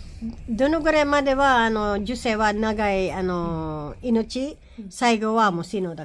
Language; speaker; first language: Japanese; non-native, learner; Filipino